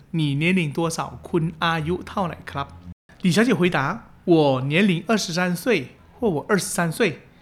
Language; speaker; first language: Chinese; early bilingual, heritage; Chinese